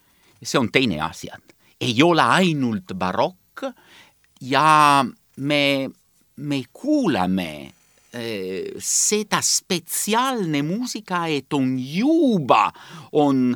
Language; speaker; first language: Estonian; non-native, learner; Italian